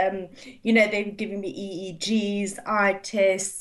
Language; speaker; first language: English; native; English